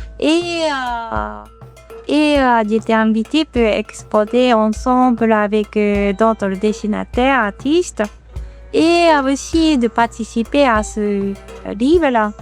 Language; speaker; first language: French; non-native, fluent; Japanese